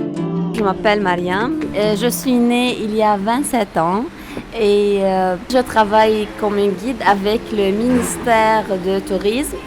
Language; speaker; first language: French; non-native, local second language; Arabic